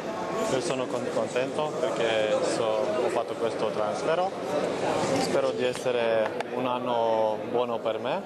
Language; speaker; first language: Italian; non-native, learner; Romanian